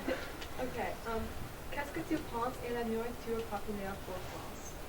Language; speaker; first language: French; non-native, learner; English